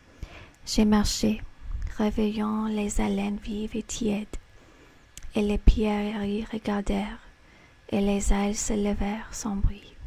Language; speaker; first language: French; non-native, fluent; English